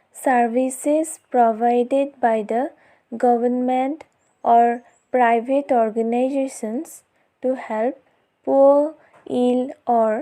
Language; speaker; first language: English; non-native, local second language; Assamese